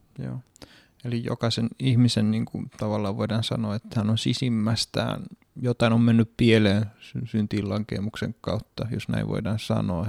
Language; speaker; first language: Finnish; non-native, fluent; Greek